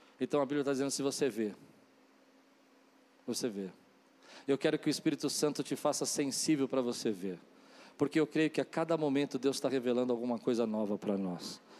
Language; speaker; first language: Portuguese; native; Portuguese